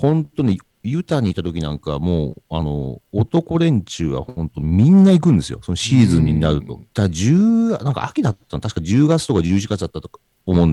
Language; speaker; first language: Japanese; native; Japanese